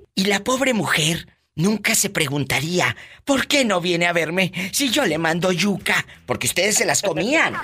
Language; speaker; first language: Spanish; native; Spanish